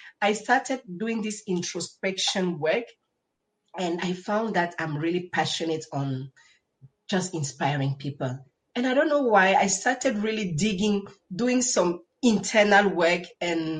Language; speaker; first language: English; non-native, local second language; French